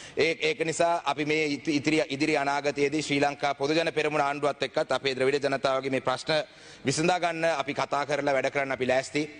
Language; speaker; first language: Sinhala; non-native, local second language; Tamil